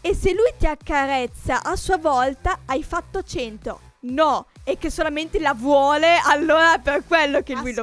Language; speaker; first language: Italian; native; Italian